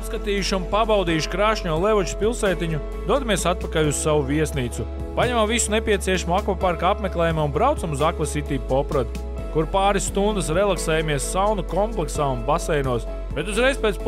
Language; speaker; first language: Latvian; native; Latvian